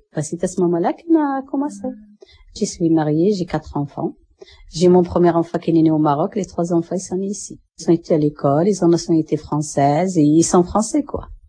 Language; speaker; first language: French; non-native, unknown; Arabic